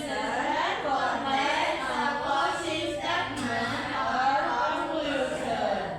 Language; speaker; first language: English; non-native, learner; Indonesian